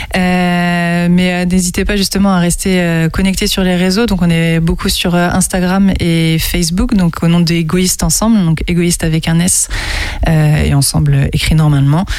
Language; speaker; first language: French; native; French